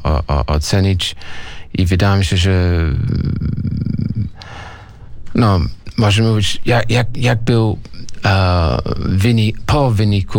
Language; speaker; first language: Polish; non-native, learner; English